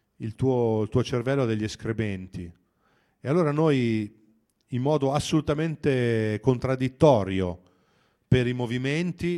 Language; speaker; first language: Italian; native; Italian